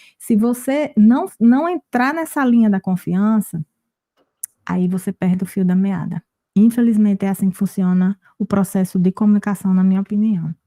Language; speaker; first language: Portuguese; native; Portuguese